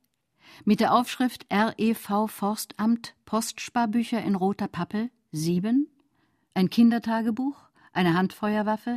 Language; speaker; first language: German; native; German